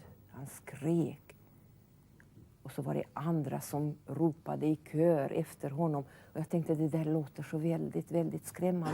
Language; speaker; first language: Swedish; non-native, fluent; Hungarian